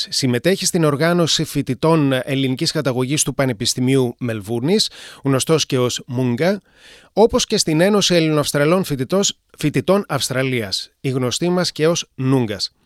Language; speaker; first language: Greek; native; Greek